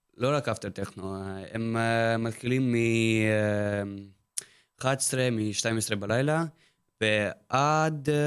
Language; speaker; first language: Hebrew; non-native, learner; Russian